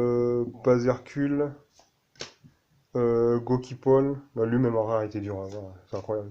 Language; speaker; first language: French; native; French